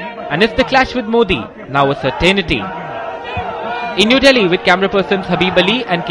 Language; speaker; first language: English; non-native, local second language; Hindi